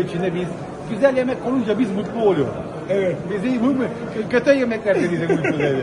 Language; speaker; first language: Turkish; non-native, fluent; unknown